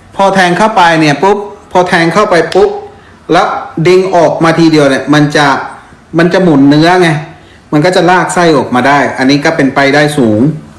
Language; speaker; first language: Thai; non-native, fluent; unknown